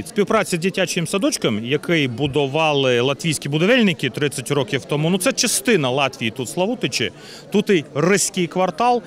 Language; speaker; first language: Ukrainian; non-native, fluent; Latvian